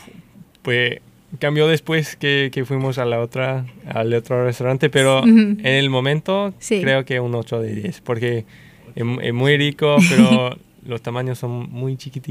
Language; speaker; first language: Spanish; non-native, fluent; English